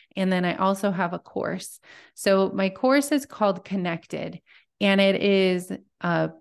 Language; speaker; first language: English; native; English